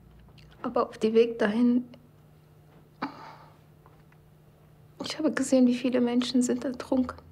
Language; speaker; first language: German; non-native, learner; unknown